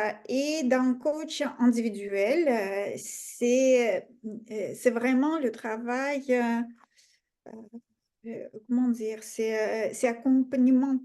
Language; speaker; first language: French; non-native, fluent; Russian